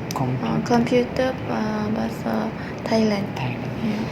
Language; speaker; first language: Indonesian; non-native, learner; Malay